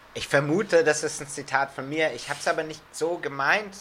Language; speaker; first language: German; non-native, fluent; English